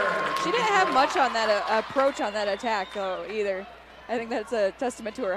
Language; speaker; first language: English; native; English